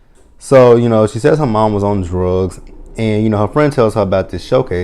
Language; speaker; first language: English; native; English